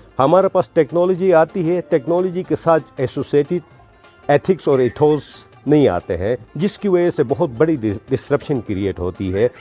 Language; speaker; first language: Urdu; non-native, local second language; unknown